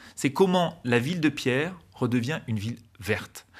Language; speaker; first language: French; native; French